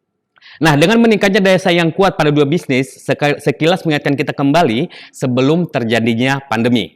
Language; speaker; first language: Indonesian; native; Indonesian